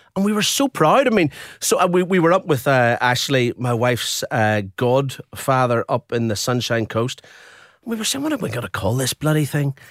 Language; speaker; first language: English; native; English